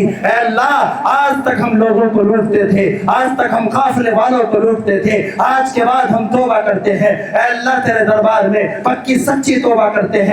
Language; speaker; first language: Urdu; native; Urdu